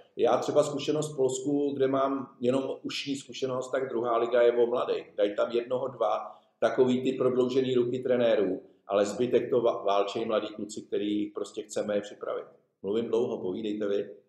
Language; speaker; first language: Czech; native; Czech